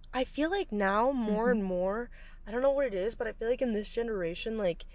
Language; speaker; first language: English; early bilingual, other home language; Spanish